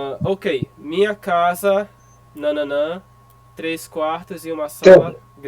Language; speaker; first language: Portuguese; non-native, fluent; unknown